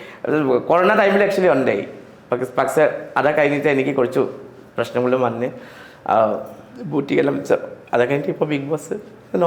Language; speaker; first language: Malayalam; non-native, learner; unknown